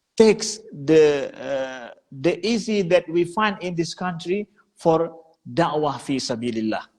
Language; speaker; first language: English; non-native, learner; Indonesian